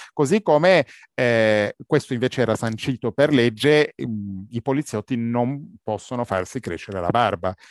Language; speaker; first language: Italian; non-native, fluent; Arabic